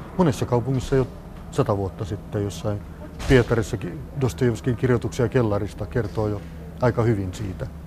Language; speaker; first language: Finnish; native; Finnish